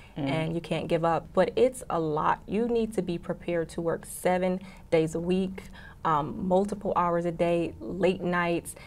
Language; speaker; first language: English; native; English